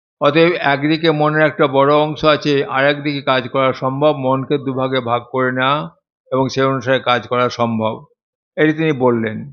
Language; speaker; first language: Bangla; native; Bangla